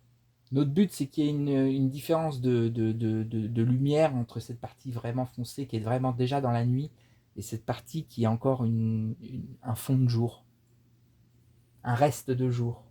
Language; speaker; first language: French; native; French